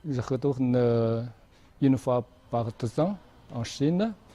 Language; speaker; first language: French; non-native, fluent; Chinese